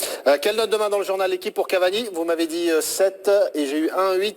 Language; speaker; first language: French; native; French